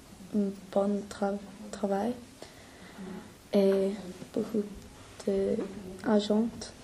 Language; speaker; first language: French; non-native, learner; English